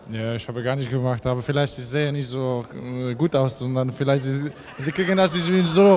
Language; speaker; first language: German; non-native, learner; Polish